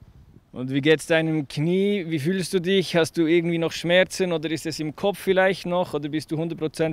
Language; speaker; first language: German; native; German